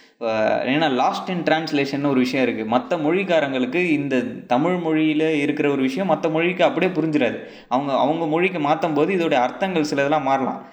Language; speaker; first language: Tamil; native; Tamil